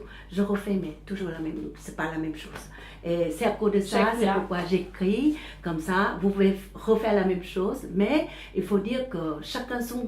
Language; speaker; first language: French; early bilingual, other home language; Vietnamese